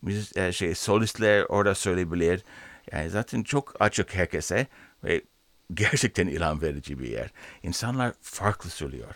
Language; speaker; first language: Turkish; non-native, learner; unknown